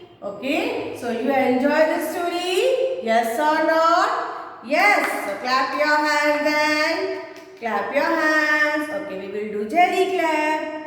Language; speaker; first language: English; non-native, local second language; Hindi